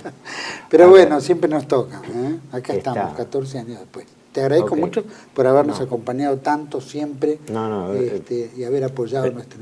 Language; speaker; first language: Spanish; native; Spanish